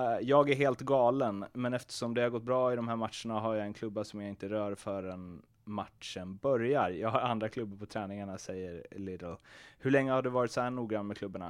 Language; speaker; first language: Swedish; native; Swedish